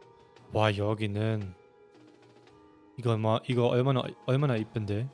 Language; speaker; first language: Korean; non-native, fluent; German